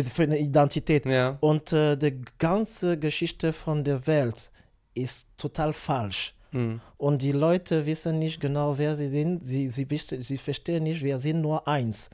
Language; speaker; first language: German; non-native, learner; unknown